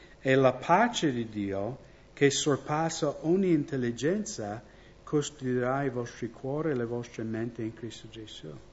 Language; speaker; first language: Italian; non-native, fluent; English